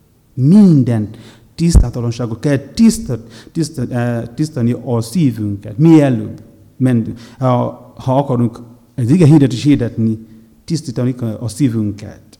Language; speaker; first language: Hungarian; non-native, learner; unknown